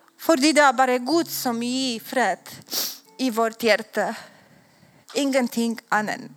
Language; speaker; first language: Swedish; non-native, learner; Polish